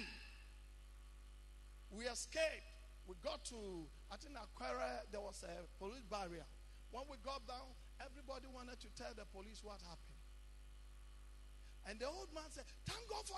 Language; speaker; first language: English; non-native, local second language; Akan